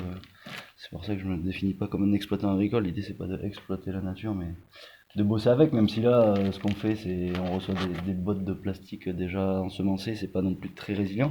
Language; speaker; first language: French; native; French